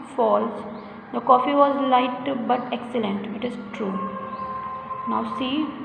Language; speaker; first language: English; non-native, local second language; Hindi